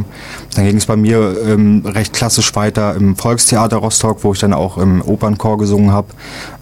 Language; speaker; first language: German; native; German